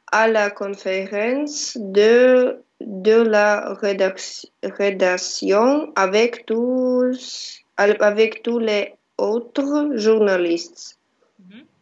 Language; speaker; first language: French; non-native, learner; Russian